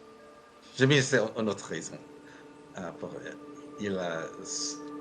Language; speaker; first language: French; non-native, learner; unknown